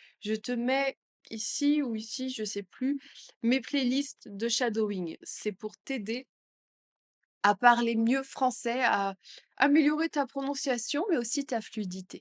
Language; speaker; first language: French; native; French